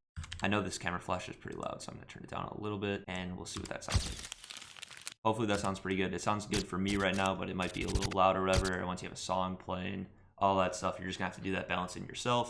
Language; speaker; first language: English; native; English